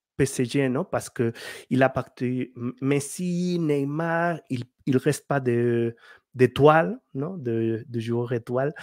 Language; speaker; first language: French; non-native, learner; Spanish